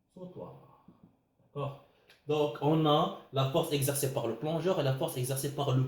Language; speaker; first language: French; non-native, local second language; Arabic